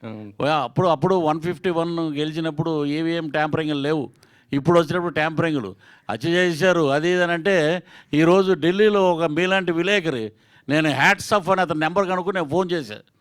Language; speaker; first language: Telugu; native; Telugu